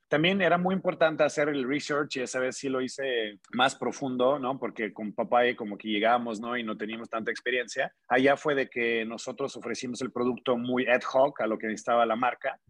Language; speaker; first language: Spanish; non-native, fluent; Russian